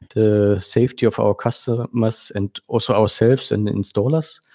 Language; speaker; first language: English; non-native, fluent; German